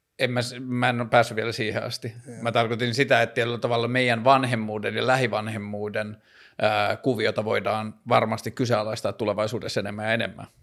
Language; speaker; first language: Finnish; native; Finnish